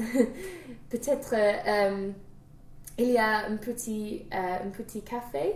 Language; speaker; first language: French; non-native, learner; English